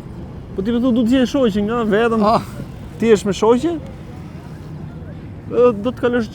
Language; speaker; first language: Albanian; native; Albanian